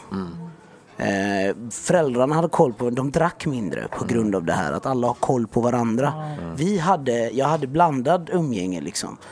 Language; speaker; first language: Swedish; native; Swedish